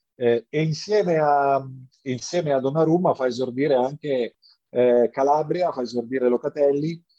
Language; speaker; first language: Italian; native; Italian